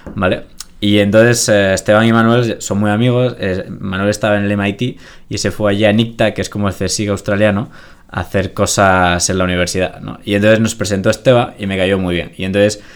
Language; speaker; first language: Spanish; native; Spanish